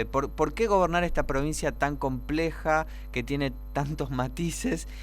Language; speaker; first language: Spanish; native; Spanish